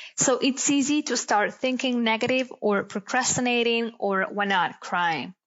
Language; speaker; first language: English; non-native, fluent; Italian